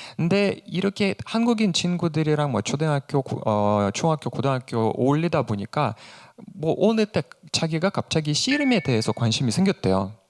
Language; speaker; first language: Korean; non-native, fluent; Russian